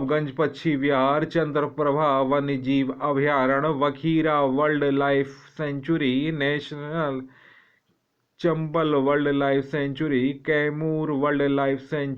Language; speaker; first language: Hindi; native; Hindi